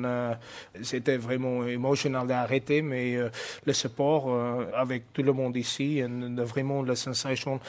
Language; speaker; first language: French; non-native, fluent; Afrikaans